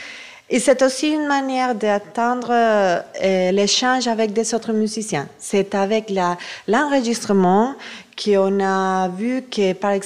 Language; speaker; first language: French; non-native, fluent; Spanish